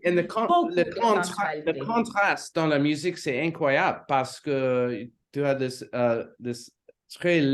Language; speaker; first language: French; non-native, learner; English